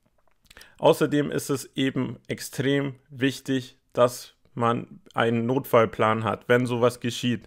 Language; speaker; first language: German; native; German